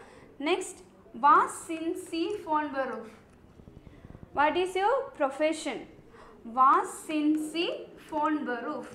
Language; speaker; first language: German; non-native, learner; Malayalam